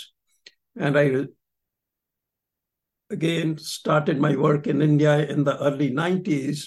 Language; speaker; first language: English; non-native, local second language; Punjabi